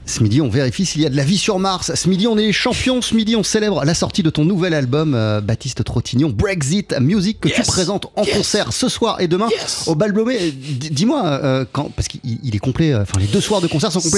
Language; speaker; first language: French; native; French